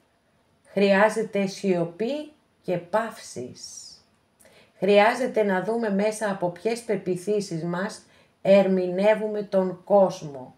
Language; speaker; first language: Greek; native; Greek